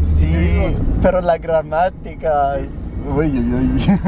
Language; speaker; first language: Spanish; non-native, learner; English